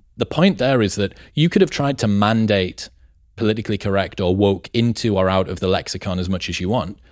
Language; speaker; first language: English; native; English